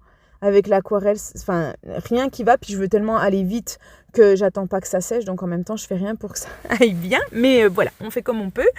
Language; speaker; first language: French; native; French